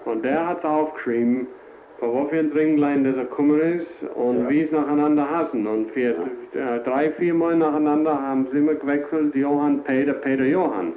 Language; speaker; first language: German; early bilingual, heritage; German